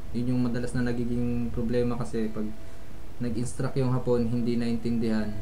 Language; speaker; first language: Filipino; native; Filipino